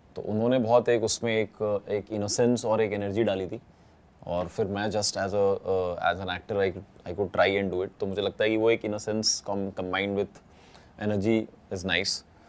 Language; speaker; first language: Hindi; native; Hindi